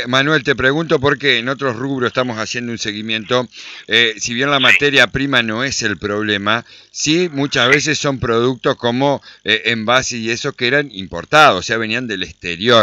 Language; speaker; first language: Spanish; native; Spanish